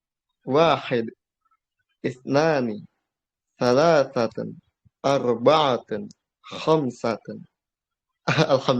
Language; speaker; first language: Arabic; non-native, learner; Indonesian